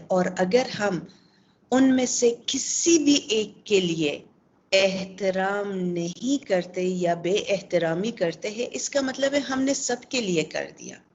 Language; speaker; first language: Urdu; non-native, local second language; Pashto